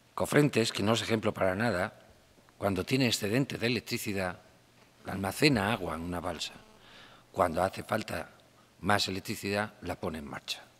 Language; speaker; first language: Spanish; native; Spanish